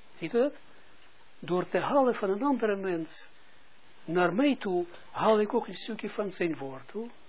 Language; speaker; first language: Dutch; non-native, fluent; Russian